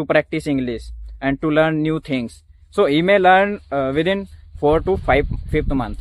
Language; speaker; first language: English; non-native, learner; Hindi